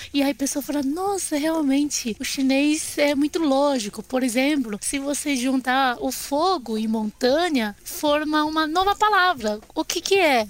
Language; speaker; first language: Portuguese; non-native, fluent; Chinese